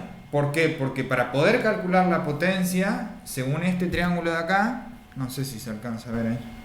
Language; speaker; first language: Spanish; native; Spanish